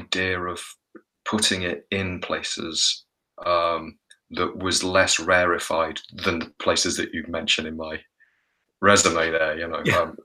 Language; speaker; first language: English; native; English